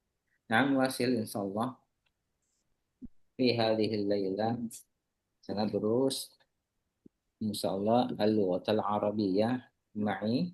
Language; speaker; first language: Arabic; non-native, fluent; Indonesian